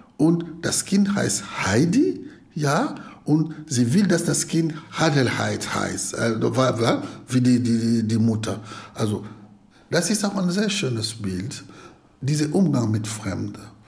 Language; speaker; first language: German; non-native, fluent; Lingala